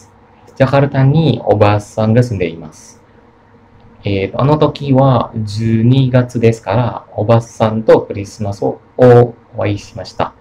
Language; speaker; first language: Japanese; non-native, learner; Indonesian